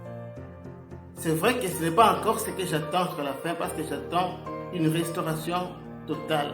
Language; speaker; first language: French; non-native, local second language; Lingala